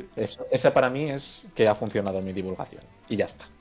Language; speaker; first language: Spanish; native; Spanish